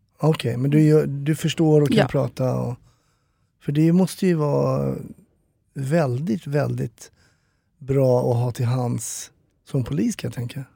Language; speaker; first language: Swedish; native; Swedish